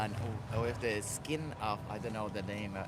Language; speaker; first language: English; non-native, learner; Portuguese